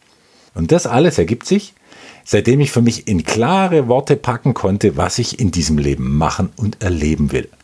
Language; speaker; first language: German; native; German